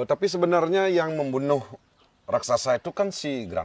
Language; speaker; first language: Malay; non-native, local second language; Balinese